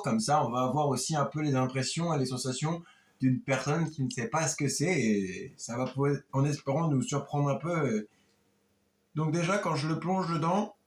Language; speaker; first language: French; native; French